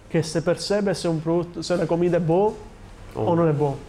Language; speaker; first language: Portuguese; non-native, learner; Italian